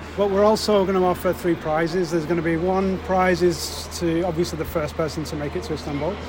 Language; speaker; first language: English; native; English